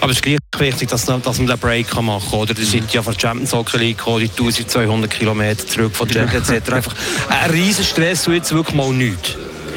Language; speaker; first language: German; native; German